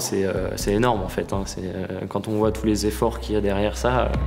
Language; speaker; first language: French; native; French